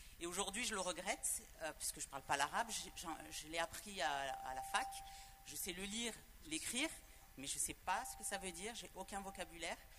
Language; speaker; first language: French; native; French